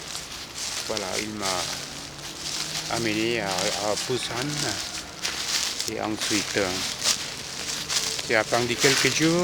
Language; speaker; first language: French; non-native, fluent; Korean